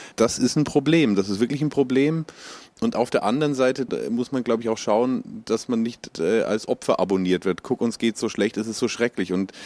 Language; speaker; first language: German; native; German